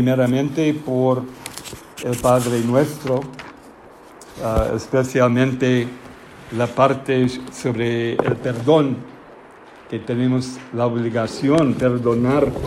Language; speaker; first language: Spanish; non-native, fluent; English